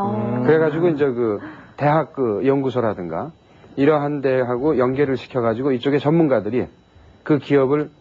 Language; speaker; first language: Korean; native; Korean